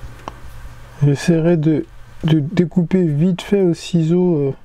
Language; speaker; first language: French; native; French